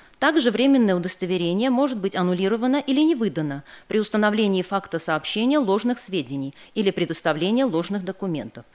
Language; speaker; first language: Russian; non-native, local second language; Armenian